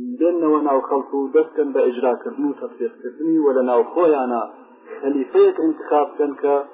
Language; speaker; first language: Central Kurdish; non-native, local second language; Gurani